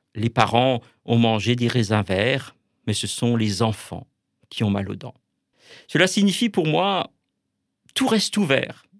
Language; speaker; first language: French; native; French